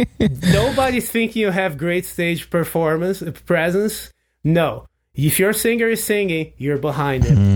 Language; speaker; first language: English; non-native, fluent; Portuguese